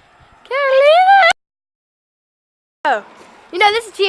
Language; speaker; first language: English; native; English